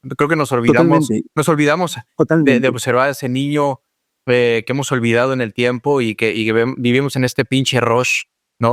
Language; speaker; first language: Spanish; native; Spanish